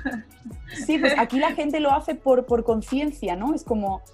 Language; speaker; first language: Spanish; native; Spanish